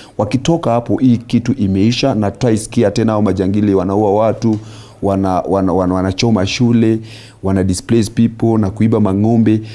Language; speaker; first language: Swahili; non-native, local second language; Luo (Kenya and Tanzania)